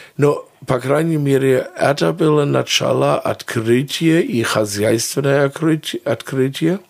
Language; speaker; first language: Russian; non-native, fluent; German